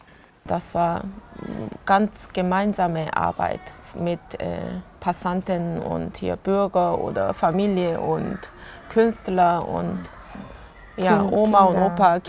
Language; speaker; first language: German; non-native, learner; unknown